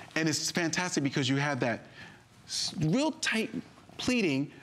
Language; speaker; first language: English; native; English